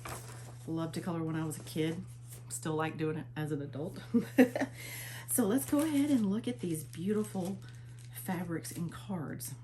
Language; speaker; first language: English; native; English